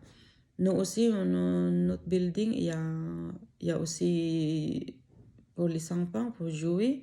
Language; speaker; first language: French; non-native, learner; Filipino